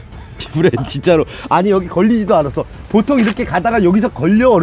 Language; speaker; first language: Korean; native; Korean